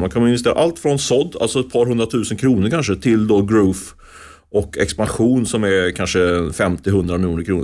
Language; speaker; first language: Swedish; native; Swedish